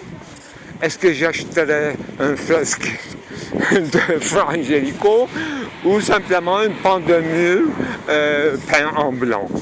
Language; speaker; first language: French; non-native, fluent; Turkish